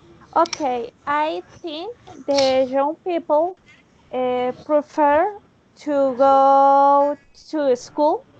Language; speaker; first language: English; non-native, learner; Spanish